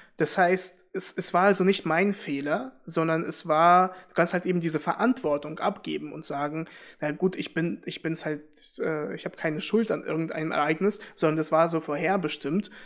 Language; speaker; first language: German; early bilingual, other home language; Russian